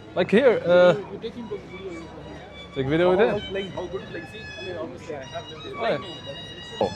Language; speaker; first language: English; non-native, learner; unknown